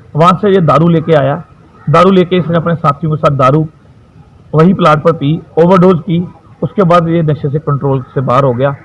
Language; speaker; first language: Hindi; non-native, local second language; Punjabi